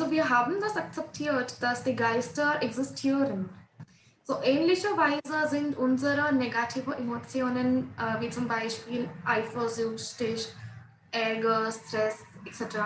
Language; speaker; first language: German; non-native, learner; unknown